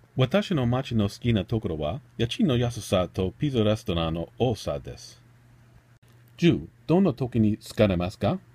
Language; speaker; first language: Japanese; non-native, learner; English